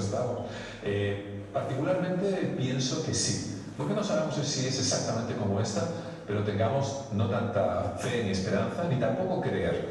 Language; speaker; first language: Spanish; native; Spanish